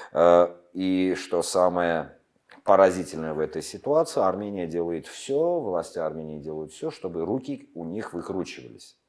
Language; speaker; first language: Russian; non-native, local second language; Armenian